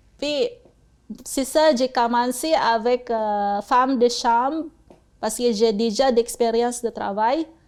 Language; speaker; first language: French; non-native, learner; Cebuano